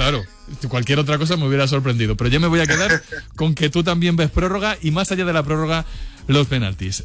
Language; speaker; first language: Spanish; native; Spanish